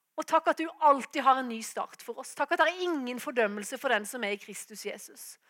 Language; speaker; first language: Norwegian; native; Norwegian